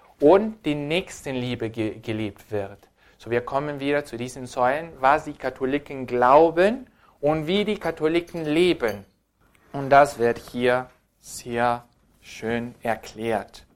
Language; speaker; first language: German; non-native, fluent; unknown